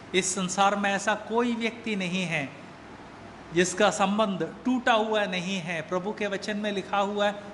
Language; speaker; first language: Hindi; native; Hindi